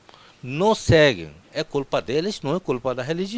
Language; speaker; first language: Portuguese; non-native, fluent; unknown